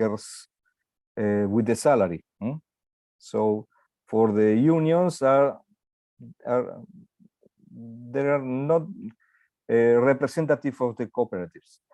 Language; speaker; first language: English; non-native, learner; Spanish